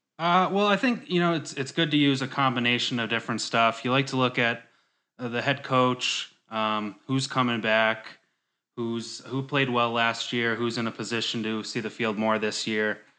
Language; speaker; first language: English; native; English